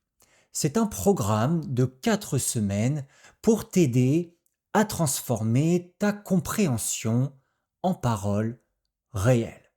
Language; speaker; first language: French; native; French